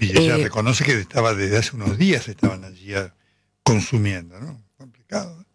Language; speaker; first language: Spanish; native; Spanish